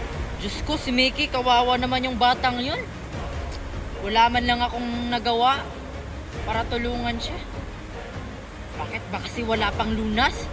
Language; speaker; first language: Filipino; native; Filipino